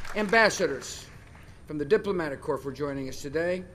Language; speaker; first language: English; native; English